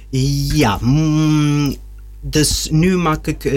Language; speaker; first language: Dutch; non-native, learner; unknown